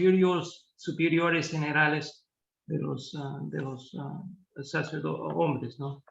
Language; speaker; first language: Spanish; non-native, fluent; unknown